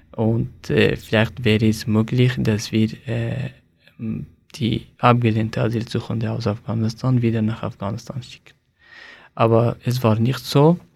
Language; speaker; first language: German; non-native, learner; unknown